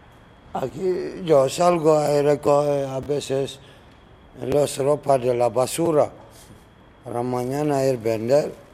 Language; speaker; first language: Spanish; non-native, learner; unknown